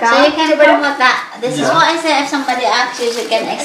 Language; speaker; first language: English; non-native, learner; Indonesian